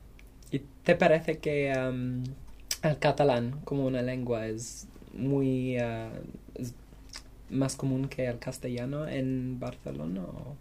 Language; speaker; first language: Spanish; non-native, learner; English